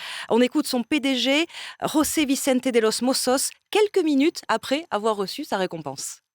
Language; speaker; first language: French; native; French